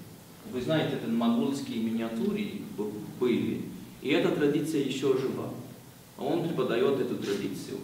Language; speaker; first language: Russian; non-native, fluent; Swedish